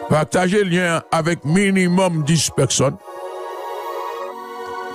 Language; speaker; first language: French; non-native, local second language; Haitian Creole